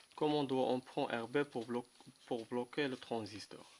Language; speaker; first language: French; non-native, local second language; Arabic